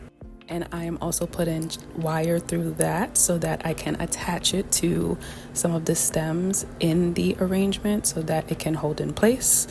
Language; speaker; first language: English; native; English